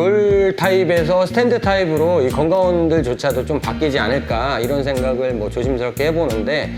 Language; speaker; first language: Korean; native; Korean